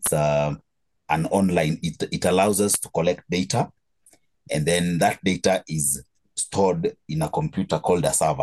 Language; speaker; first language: English; non-native, local second language; Kikuyu